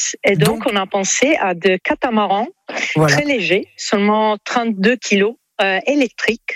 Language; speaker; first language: French; non-native, fluent; Italian